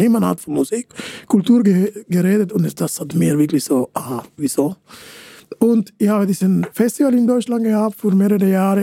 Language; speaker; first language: German; non-native, fluent; Spanish